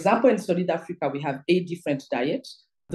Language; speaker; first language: English; non-native, local second language; Kinyarwanda